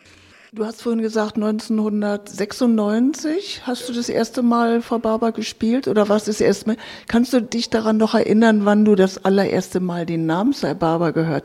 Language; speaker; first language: German; native; German